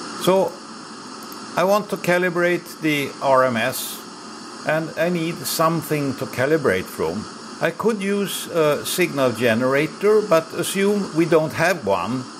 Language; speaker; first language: English; non-native, fluent; Swedish